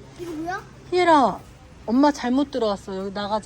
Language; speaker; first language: Korean; native; Korean